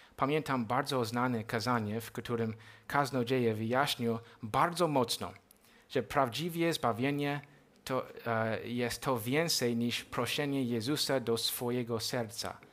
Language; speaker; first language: Polish; non-native, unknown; English